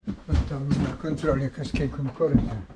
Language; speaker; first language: Estonian; non-native, learner; Ukrainian